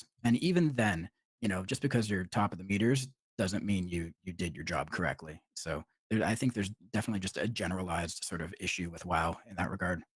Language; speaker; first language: English; native; English